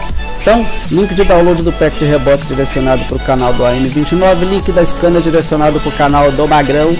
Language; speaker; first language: Portuguese; native; Portuguese